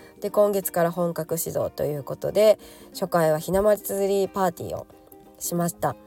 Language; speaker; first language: Japanese; native; Japanese